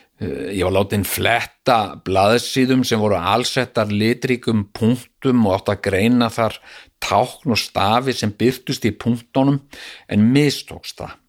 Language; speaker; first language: Icelandic; native; Icelandic